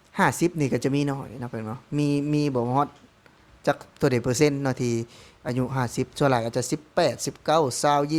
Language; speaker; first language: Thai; non-native, local second language; Lao